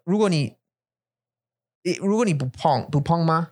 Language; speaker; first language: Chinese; non-native, learner; English